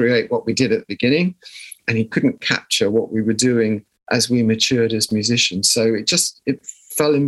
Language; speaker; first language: English; native; English